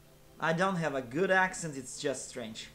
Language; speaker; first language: English; non-native, fluent; Polish